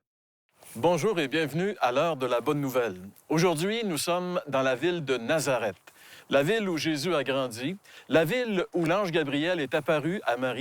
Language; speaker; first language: French; native; French